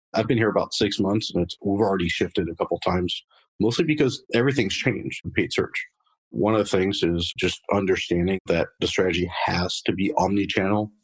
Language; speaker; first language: English; non-native, fluent; French